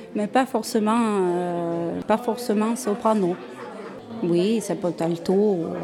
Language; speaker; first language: French; non-native, fluent; Ukrainian